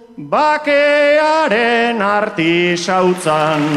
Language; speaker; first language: Basque; native; Basque